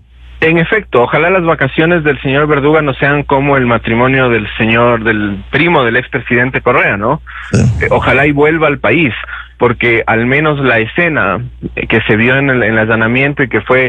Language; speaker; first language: Spanish; native; Spanish